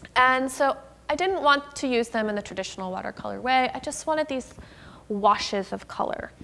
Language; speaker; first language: English; native; English